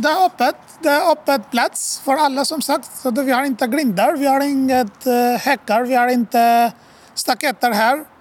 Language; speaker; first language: Swedish; non-native, fluent; Arabic